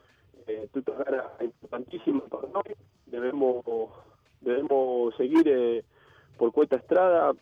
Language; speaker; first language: Italian; non-native, fluent; Spanish